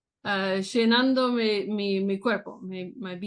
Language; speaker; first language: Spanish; non-native, learner; English